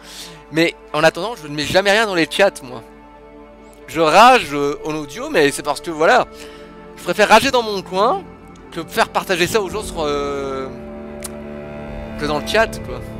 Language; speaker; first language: French; native; French